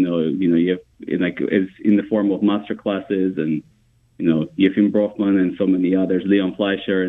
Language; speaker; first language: English; non-native, fluent; Armenian